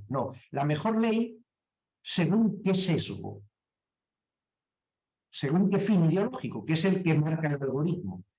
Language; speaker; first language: Spanish; native; Spanish